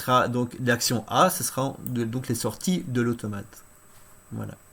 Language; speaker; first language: French; native; French